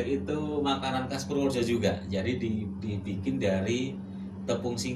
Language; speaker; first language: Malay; non-native, local second language; Javanese